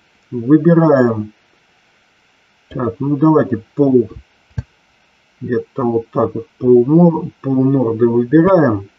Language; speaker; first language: Russian; native; Russian